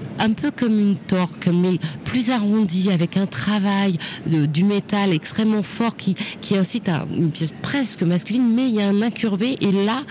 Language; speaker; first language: French; native; French